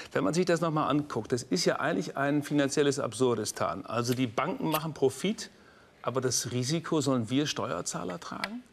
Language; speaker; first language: German; native; German